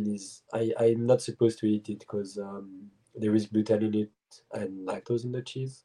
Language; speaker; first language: English; non-native, fluent; French